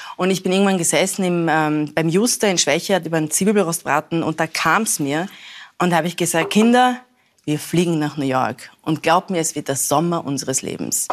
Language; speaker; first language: German; early bilingual, other home language; Persian